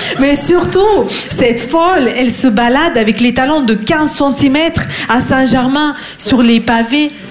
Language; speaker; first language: French; non-native, fluent; Russian